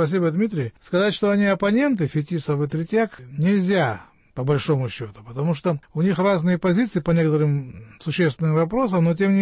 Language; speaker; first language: Russian; native; Russian